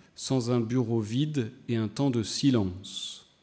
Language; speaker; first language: French; native; French